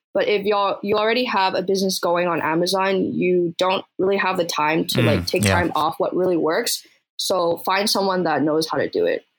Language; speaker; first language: English; early bilingual, other home language; Chinese